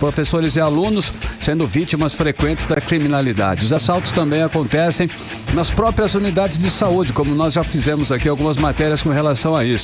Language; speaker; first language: Portuguese; native; Portuguese